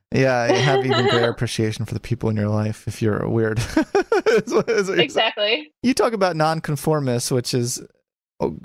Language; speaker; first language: English; native; English